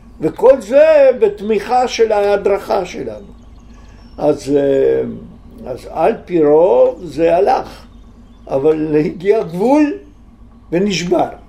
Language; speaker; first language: Hebrew; non-native, fluent; Italian